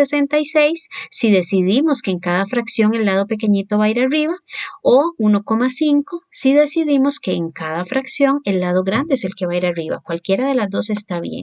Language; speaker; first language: Spanish; native; Spanish